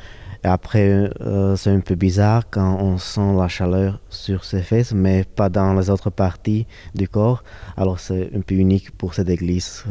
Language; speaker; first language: French; non-native, fluent; Slovak